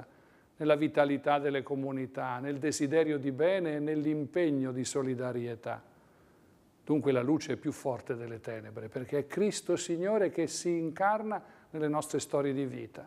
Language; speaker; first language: Italian; native; Italian